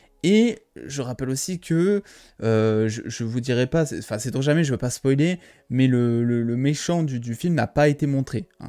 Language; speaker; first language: French; native; French